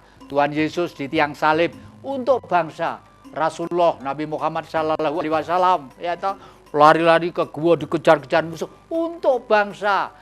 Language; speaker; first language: Indonesian; native; Indonesian